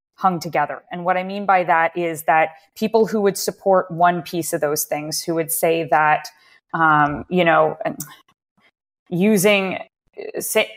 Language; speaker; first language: English; native; English